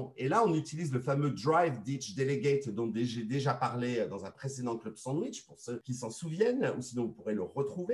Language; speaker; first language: French; native; French